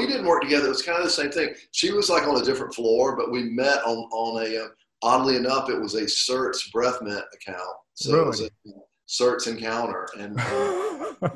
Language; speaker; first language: English; native; English